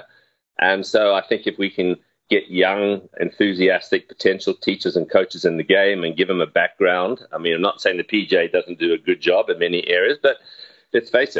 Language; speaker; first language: English; native; English